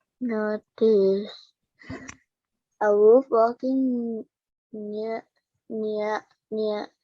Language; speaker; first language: English; non-native, learner; Thai